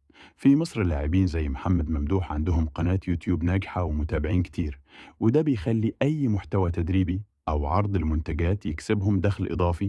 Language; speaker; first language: Arabic; native; Arabic